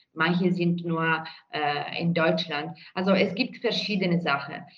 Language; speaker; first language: German; non-native, fluent; Italian